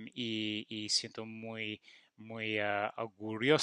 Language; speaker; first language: Spanish; non-native, learner; English